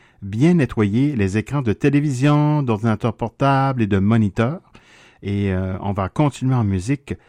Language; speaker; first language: French; native; French